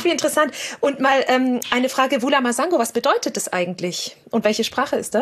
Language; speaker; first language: German; native; German